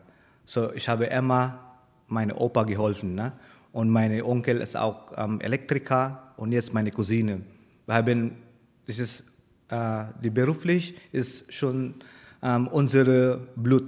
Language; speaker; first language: German; non-native, learner; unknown